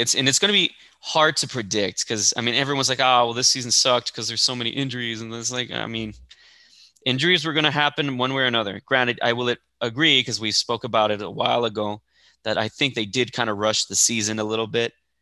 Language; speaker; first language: English; early bilingual, other home language; Spanish